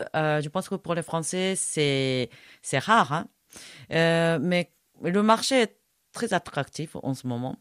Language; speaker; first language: French; non-native, fluent; Japanese